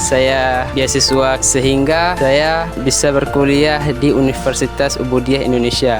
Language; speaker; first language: Indonesian; non-native, local second language; Achinese